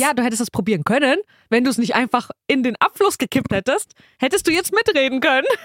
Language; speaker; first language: German; early bilingual, other home language; Russian